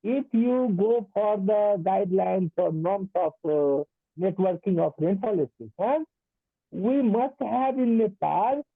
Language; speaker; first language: English; non-native, local second language; Nepali